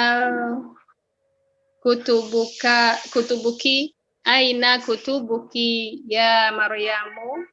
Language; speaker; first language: Arabic; non-native, learner; Indonesian